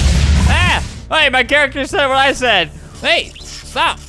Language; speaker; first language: English; native; English